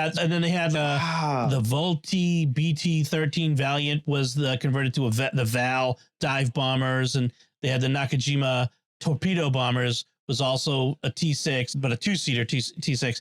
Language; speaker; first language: English; native; English